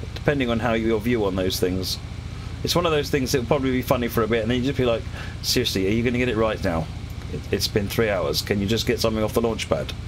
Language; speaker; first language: English; native; English